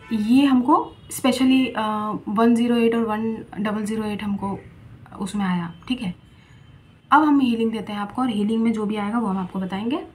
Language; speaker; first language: Hindi; non-native, local second language; Bangla